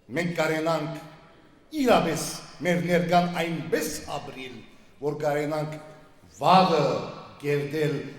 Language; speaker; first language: Armenian; early bilingual, heritage; Armenian